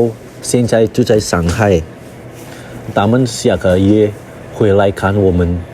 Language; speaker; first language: Chinese; non-native, fluent; Indonesian